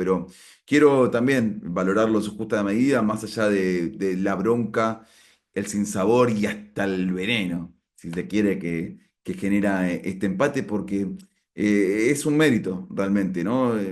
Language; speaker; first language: Spanish; native; Spanish